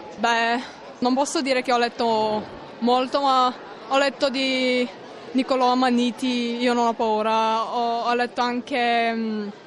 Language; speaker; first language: Italian; non-native, fluent; Bulgarian